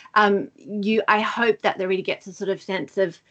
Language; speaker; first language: English; native; English